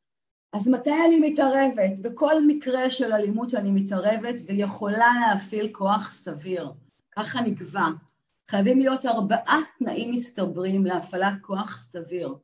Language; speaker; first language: Hebrew; native; Hebrew